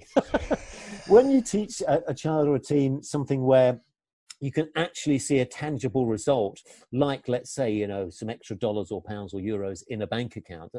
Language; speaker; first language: English; native; English